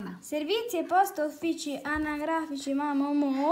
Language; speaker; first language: Italian; native; Italian